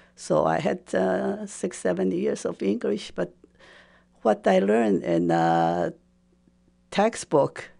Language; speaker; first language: English; non-native, fluent; Japanese